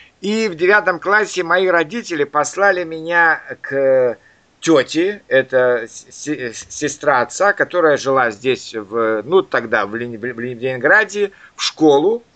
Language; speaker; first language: Russian; native; Russian